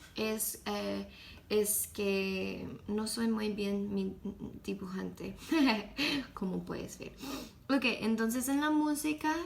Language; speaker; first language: Spanish; non-native, learner; English